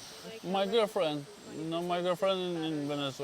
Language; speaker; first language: English; non-native, learner; Persian